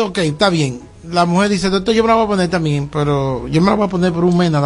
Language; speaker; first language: Spanish; native; Spanish